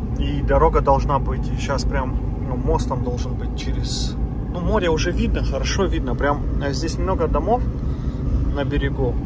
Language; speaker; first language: Russian; native; Russian